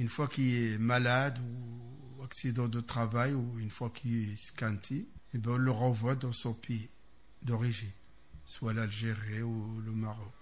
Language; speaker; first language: French; non-native, fluent; Arabic